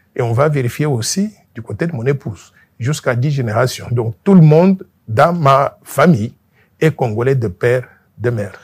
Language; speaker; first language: French; non-native, local second language; Luba-Lulua